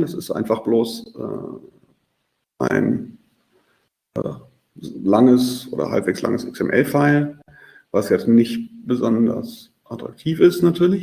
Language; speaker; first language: German; native; German